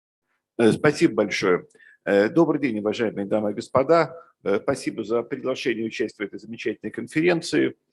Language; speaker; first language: Russian; native; Russian